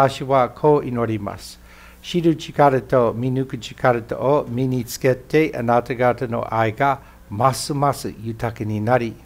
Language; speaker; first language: Japanese; non-native, fluent; English